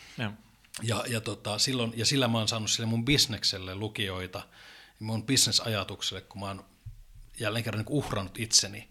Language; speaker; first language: Finnish; native; Finnish